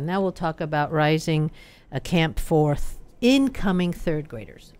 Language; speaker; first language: English; native; English